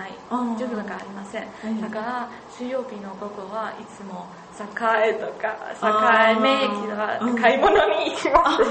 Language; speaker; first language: Japanese; non-native, learner; Chinese